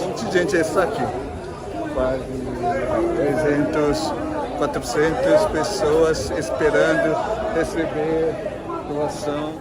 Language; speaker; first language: Portuguese; non-native, learner; Korean